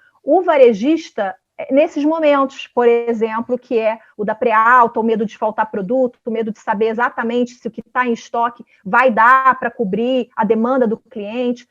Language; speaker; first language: Portuguese; native; Portuguese